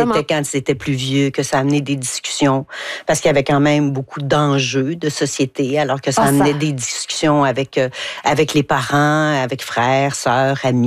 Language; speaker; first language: French; native; French